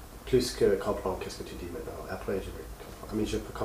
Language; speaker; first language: French; non-native, learner; English